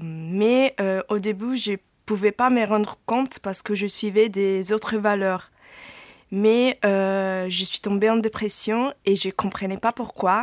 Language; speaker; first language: French; non-native, fluent; Italian